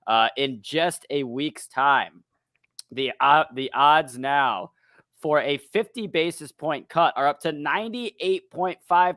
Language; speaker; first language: English; native; English